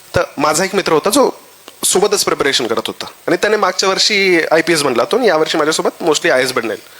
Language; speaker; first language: Marathi; native; Marathi